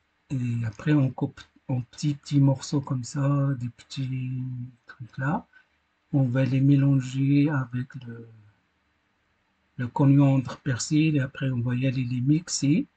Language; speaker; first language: French; non-native, fluent; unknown